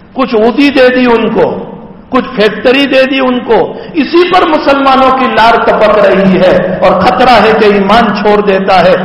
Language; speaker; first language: Urdu; non-native, local second language; Gujarati